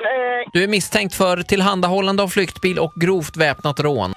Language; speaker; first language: Swedish; native; Swedish